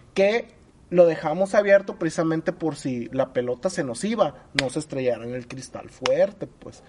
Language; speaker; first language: Spanish; native; Spanish